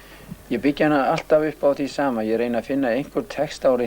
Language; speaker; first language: Icelandic; native; Icelandic